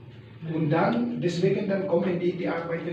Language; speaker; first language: German; non-native, learner; Indonesian